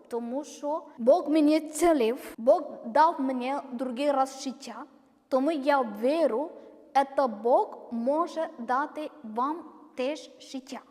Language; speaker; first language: Ukrainian; non-native, learner; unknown